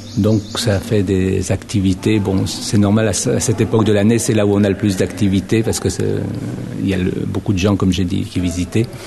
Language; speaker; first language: French; native; French